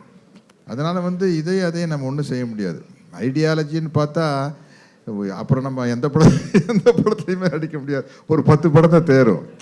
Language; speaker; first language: Tamil; native; Tamil